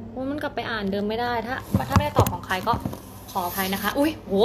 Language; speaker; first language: Thai; native; Thai